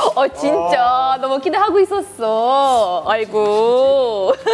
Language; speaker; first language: Korean; non-native, fluent; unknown